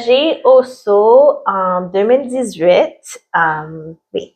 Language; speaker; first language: French; early bilingual, other home language; Italian